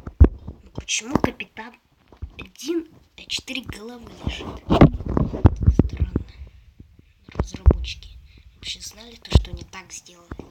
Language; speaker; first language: Russian; native; Russian